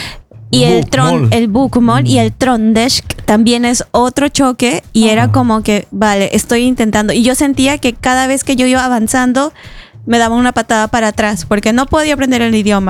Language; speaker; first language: Spanish; native; Spanish